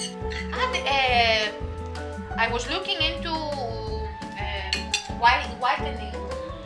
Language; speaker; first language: English; non-native, learner; Indonesian